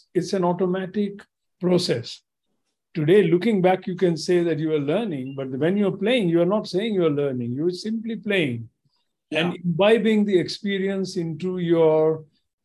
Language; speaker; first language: English; non-native, local second language; Gujarati